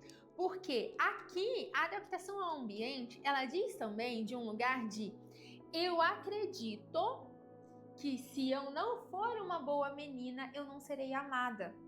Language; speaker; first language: Portuguese; native; Portuguese